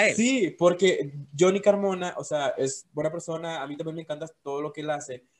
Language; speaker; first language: Spanish; native; Spanish